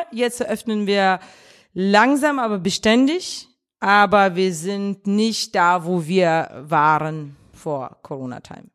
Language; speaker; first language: German; early bilingual, other home language; Russian